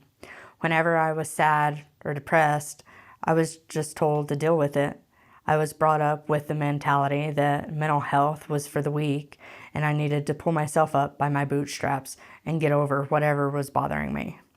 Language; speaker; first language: English; native; English